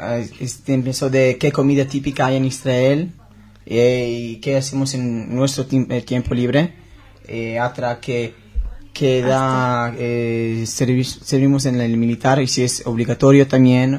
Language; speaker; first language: Spanish; non-native, learner; Hebrew